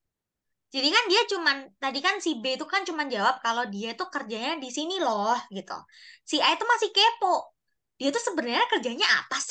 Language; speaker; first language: Indonesian; native; Indonesian